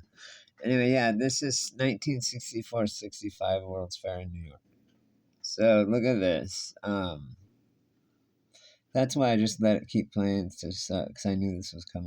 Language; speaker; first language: English; native; English